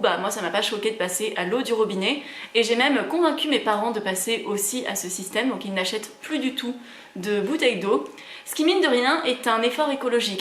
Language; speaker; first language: French; native; French